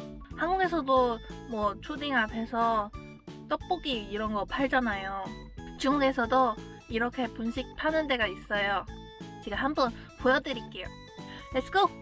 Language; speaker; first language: Korean; early bilingual, heritage; Korean